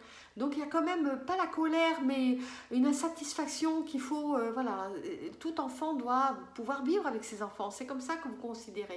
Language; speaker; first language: French; native; French